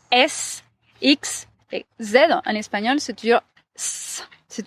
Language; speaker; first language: French; non-native, fluent; Spanish